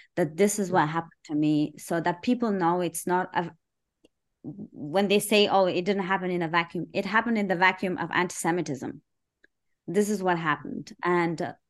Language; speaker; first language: English; early bilingual, other home language; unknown